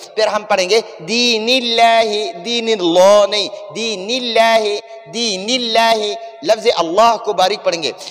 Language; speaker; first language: Urdu; non-native, local second language; Pashto